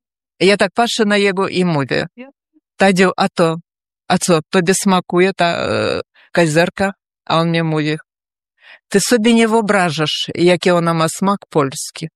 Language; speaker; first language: Polish; early bilingual, heritage; Polish